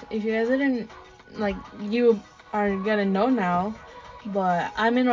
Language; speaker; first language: English; non-native, fluent; Spanish